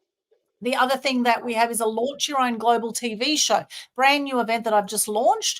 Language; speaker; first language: English; native; English